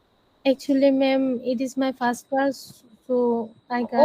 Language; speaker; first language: English; non-native, learner; Bangla